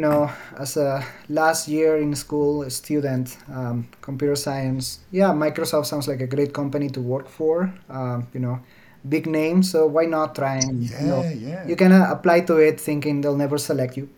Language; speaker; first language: English; non-native, fluent; Spanish